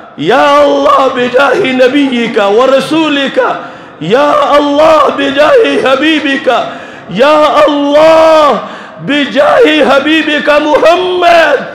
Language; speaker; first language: Arabic; non-native, fluent; Urdu